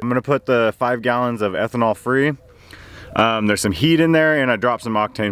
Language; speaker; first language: English; native; English